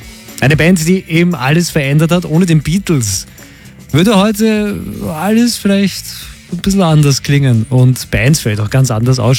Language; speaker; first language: German; native; German